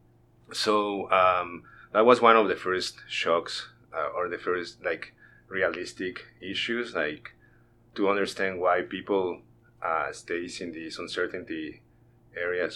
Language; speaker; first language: English; non-native, fluent; Spanish